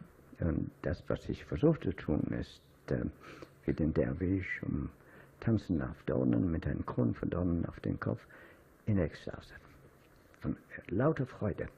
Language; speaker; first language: German; non-native, fluent; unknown